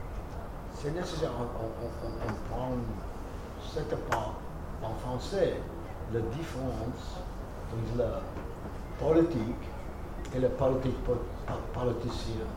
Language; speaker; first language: French; non-native, fluent; English